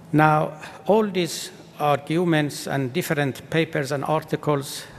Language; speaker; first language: English; non-native, fluent; Persian